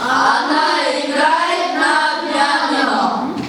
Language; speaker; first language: Russian; non-native, learner; Mongolian